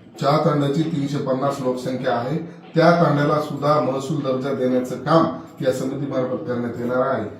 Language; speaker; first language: Marathi; non-native, local second language; Lambadi